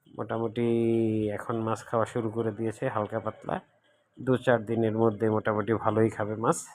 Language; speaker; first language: Bangla; native; Bangla